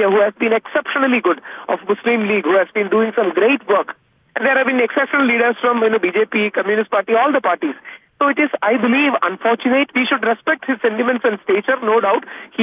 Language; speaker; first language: English; non-native, local second language; Malayalam